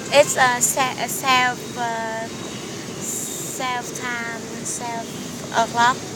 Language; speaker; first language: English; non-native, learner; Vietnamese